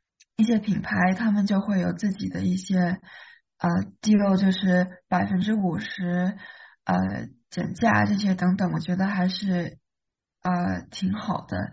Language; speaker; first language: Chinese; early bilingual, heritage; Chinese